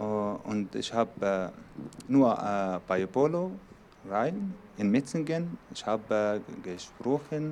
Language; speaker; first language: German; non-native, learner; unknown